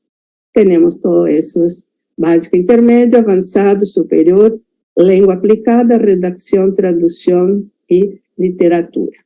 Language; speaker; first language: Spanish; non-native, fluent; Portuguese